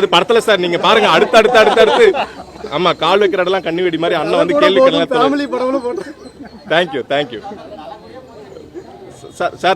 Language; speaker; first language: Tamil; native; Tamil